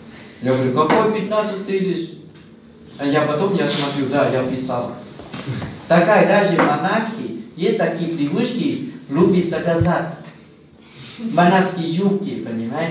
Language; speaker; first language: Russian; non-native, learner; Thai